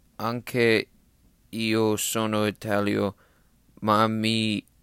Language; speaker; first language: Italian; non-native, learner; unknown